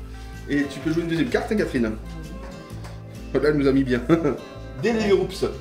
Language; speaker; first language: French; native; French